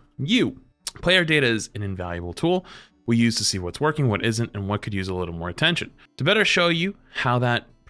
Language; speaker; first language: English; native; English